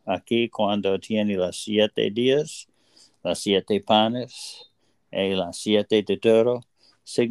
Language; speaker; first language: Spanish; non-native, learner; English